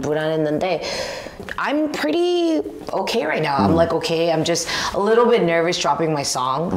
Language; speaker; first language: English; early bilingual, other home language; Korean